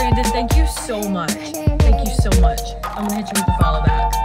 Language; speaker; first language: English; native; English